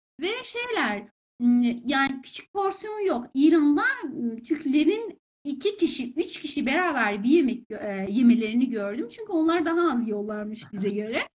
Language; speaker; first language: Turkish; non-native, fluent; Persian